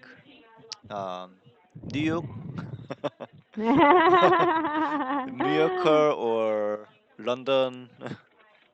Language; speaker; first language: English; non-native, learner; Korean